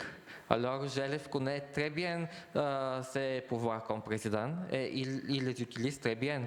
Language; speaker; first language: French; non-native, fluent; Bulgarian